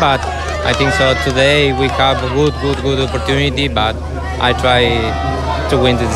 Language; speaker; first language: English; non-native, learner; Spanish